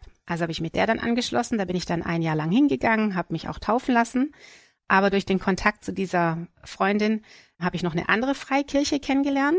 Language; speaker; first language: German; native; German